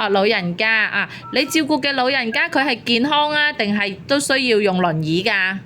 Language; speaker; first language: Cantonese; native; Cantonese